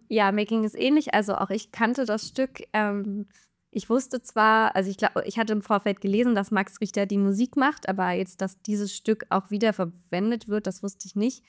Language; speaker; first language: German; native; German